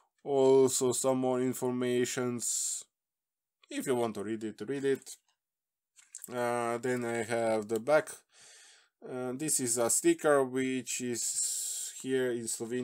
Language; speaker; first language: English; non-native, fluent; Slovenian